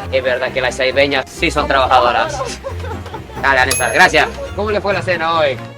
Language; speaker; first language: Spanish; non-native, fluent; Japanese